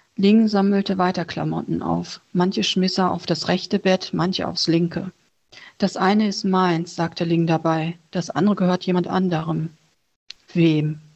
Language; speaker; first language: German; early bilingual, other home language; Chinese